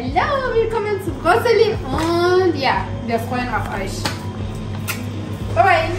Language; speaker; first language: German; non-native, learner; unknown